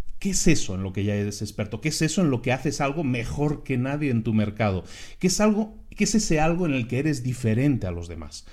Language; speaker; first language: Spanish; native; Spanish